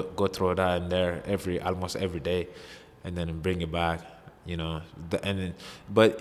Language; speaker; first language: English; non-native, fluent; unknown